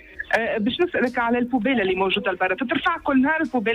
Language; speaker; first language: Arabic; native; Arabic